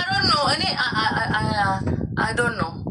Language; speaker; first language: English; non-native, learner; Amharic